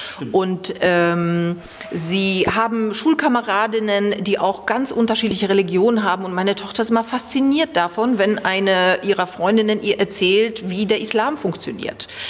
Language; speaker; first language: German; early bilingual, other home language; Polish